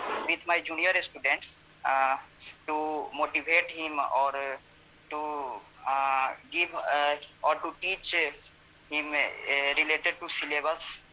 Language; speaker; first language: English; non-native, learner; Hindi